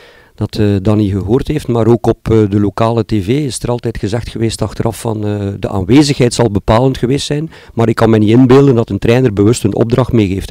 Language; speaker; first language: Dutch; native; Dutch